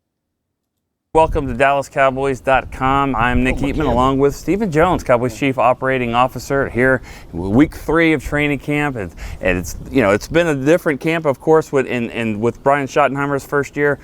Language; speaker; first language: English; native; English